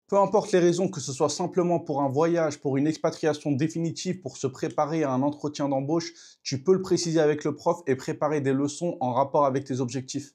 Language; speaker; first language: French; native; French